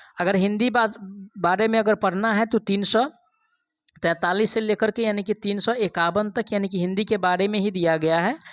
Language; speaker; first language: Hindi; native; Hindi